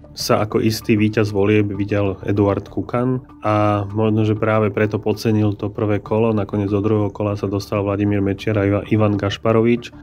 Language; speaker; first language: Slovak; native; Slovak